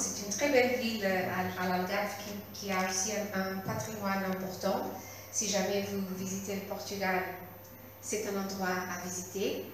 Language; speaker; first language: French; non-native, local second language; Portuguese